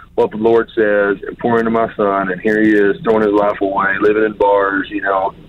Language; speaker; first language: English; native; English